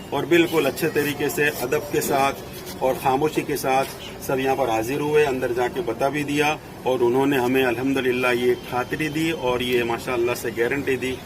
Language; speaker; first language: Urdu; non-native, local second language; Gujarati